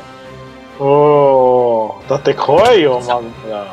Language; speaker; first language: Japanese; non-native, fluent; English